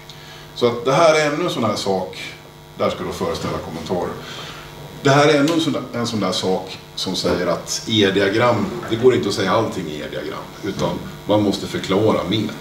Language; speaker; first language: Swedish; native; Swedish